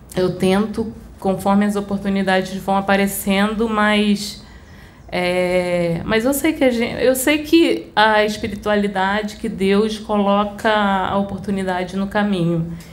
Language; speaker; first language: Portuguese; early bilingual, other home language; Spanish